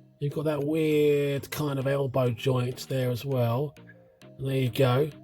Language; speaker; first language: English; native; English